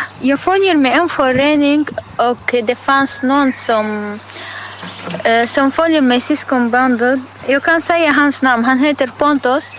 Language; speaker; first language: Swedish; non-native, learner; Arabic